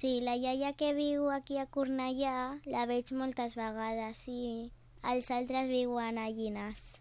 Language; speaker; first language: Catalan; non-native, local second language; Spanish